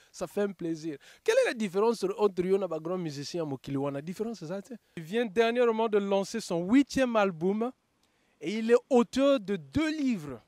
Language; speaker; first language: French; non-native, local second language; Lingala